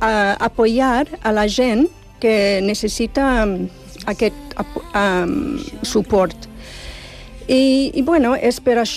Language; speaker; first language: Catalan; non-native, fluent; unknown